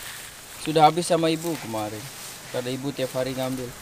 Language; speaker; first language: Indonesian; native; Indonesian